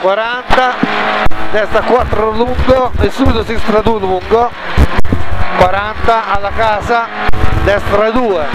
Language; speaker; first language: Italian; native; Italian